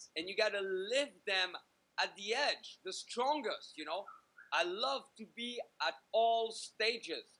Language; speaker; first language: English; native; English